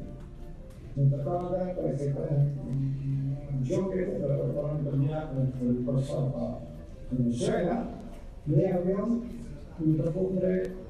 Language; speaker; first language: Spanish; non-native, learner; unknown